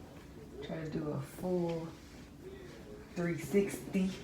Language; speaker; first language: English; native; English